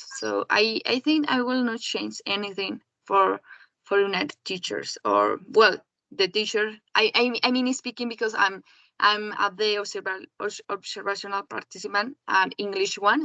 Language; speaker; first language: English; non-native, learner; Spanish